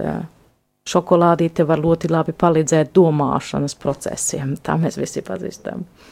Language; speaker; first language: Latvian; non-native, fluent; German